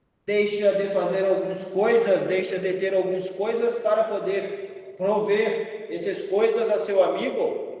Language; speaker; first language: Portuguese; non-native, fluent; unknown